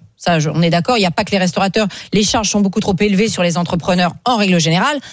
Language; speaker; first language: French; native; French